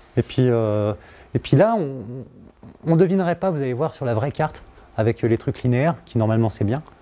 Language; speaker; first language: French; native; French